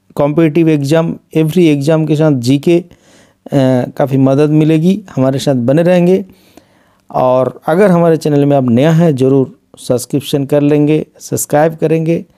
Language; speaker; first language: Hindi; non-native, local second language; Bangla